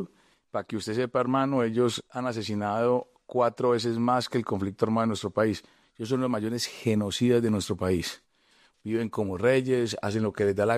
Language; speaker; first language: Spanish; native; Spanish